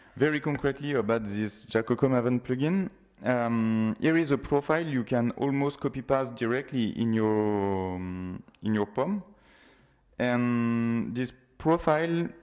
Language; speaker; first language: English; non-native, fluent; French